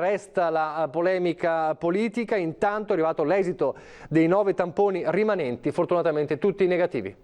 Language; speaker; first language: Italian; native; Italian